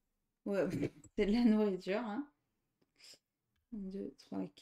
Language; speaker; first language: French; native; French